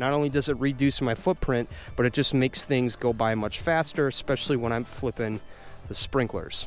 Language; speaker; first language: English; native; English